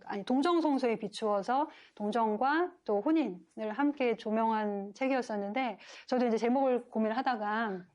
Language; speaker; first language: Korean; native; Korean